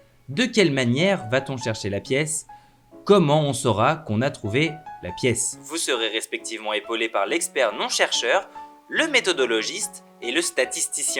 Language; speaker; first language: French; native; French